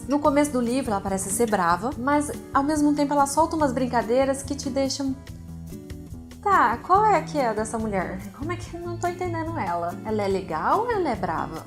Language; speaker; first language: Portuguese; native; Portuguese